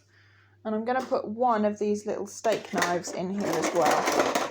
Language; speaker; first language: English; native; English